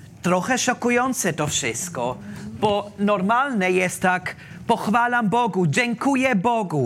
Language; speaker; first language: Polish; non-native, learner; German